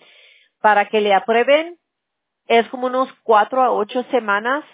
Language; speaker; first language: Spanish; early bilingual, heritage; Spanish